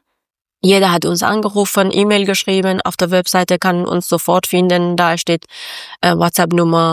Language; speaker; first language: German; non-native, learner; Persian